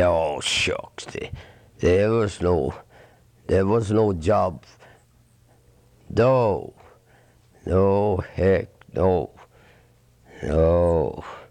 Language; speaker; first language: English; non-native, fluent; Swedish